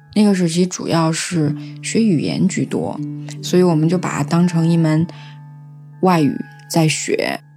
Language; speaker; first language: Chinese; native; Chinese